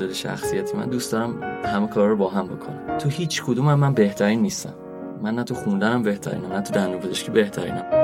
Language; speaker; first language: Persian; native; Persian